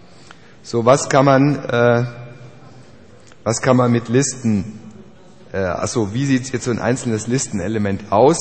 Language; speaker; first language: German; native; German